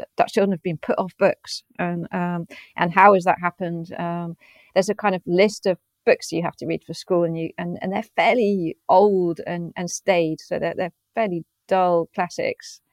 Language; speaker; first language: English; native; English